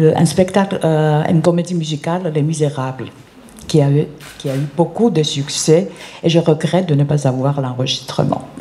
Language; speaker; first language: French; non-native, fluent; Georgian